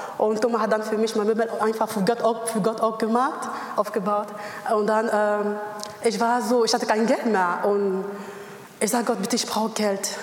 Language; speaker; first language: German; non-native, learner; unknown